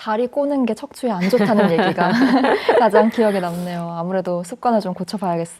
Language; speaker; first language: Korean; native; Korean